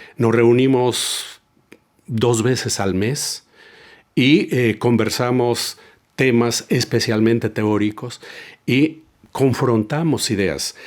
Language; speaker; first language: Spanish; native; Spanish